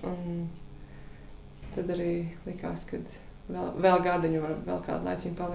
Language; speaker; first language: Latvian; native; Latvian